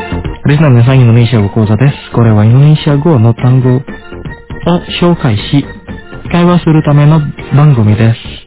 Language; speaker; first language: Japanese; non-native, fluent; Indonesian